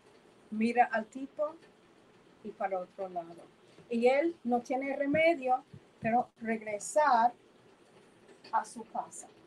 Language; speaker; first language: Spanish; non-native, fluent; English